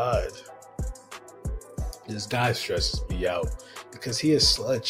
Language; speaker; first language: English; native; English